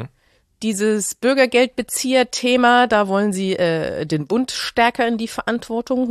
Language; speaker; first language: German; native; German